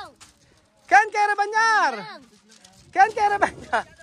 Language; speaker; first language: Spanish; non-native, learner; Filipino